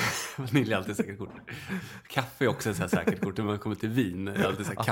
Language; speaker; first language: Swedish; native; Swedish